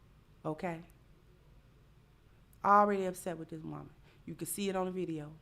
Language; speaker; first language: English; native; English